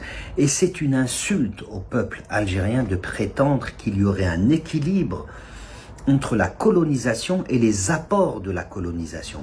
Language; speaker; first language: French; non-native, local second language; Kabyle